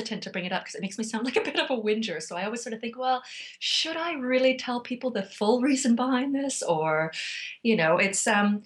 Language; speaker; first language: English; native; English